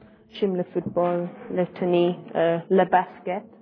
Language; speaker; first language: French; non-native, learner; English